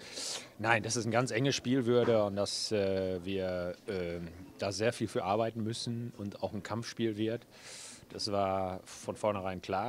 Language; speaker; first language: German; native; German